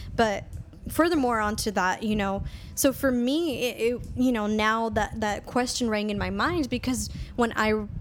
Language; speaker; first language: English; native; English